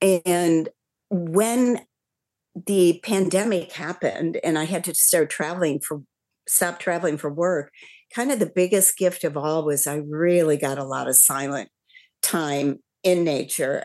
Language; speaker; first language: English; native; English